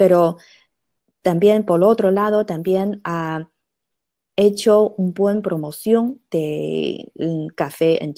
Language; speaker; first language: Spanish; non-native, fluent; Chinese